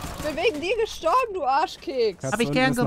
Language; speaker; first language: German; native; German